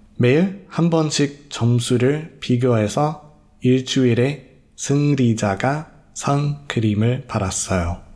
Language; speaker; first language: Korean; non-native, fluent; English